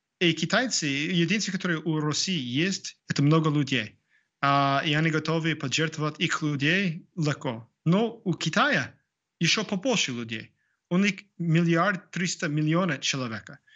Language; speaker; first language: Russian; non-native, fluent; English